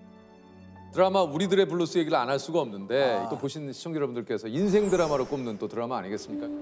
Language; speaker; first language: Korean; native; Korean